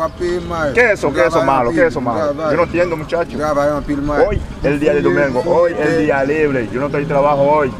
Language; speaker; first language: Spanish; native; Spanish